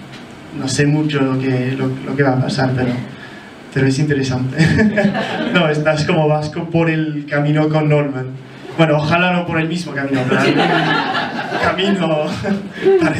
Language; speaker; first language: Spanish; non-native, fluent; English